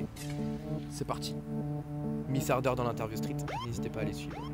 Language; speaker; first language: French; native; French